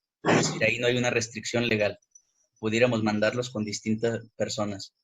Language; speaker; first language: Spanish; native; Spanish